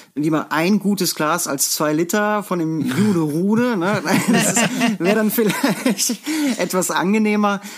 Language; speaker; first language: German; native; German